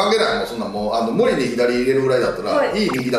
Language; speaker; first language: Japanese; native; Japanese